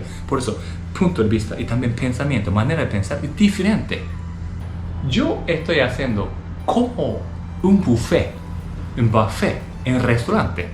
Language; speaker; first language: Spanish; non-native, learner; Japanese